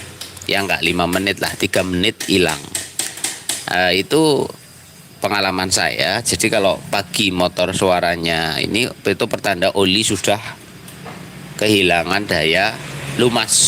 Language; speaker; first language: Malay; non-native, local second language; Javanese